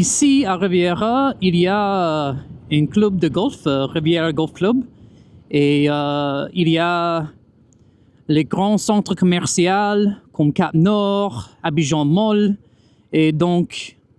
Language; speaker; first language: French; non-native, fluent; English